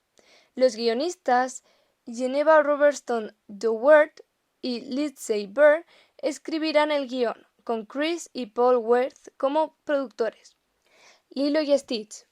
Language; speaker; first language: Spanish; native; Spanish